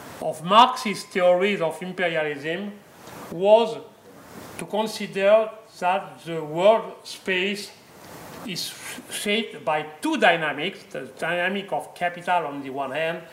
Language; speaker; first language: English; non-native, fluent; French